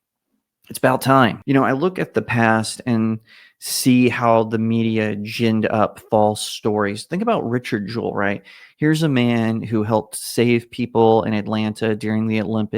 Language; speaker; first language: English; native; English